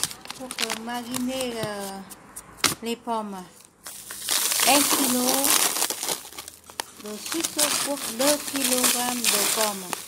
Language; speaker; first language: French; non-native, fluent; Vietnamese